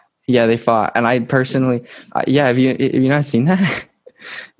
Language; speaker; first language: English; native; English